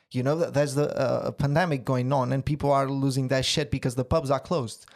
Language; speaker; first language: English; non-native, fluent; Portuguese